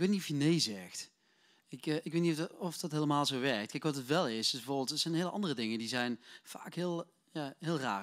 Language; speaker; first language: Dutch; native; Dutch